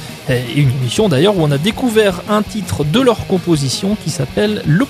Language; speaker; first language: French; native; French